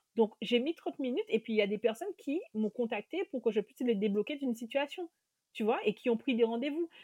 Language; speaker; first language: French; native; French